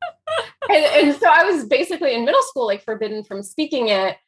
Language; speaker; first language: English; native; English